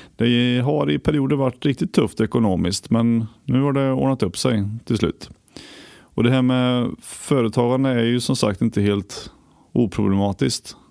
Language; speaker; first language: Swedish; native; Swedish